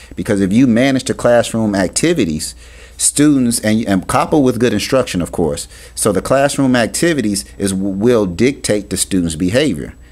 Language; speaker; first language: English; native; English